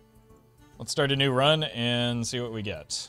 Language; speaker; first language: English; native; English